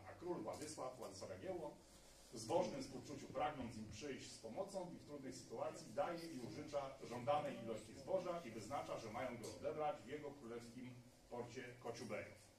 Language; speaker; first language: Polish; non-native, learner; Russian